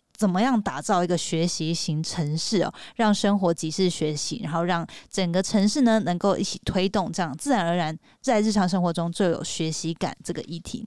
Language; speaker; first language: Chinese; native; Chinese